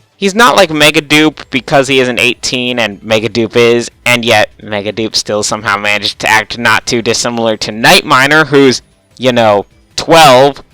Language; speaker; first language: English; native; English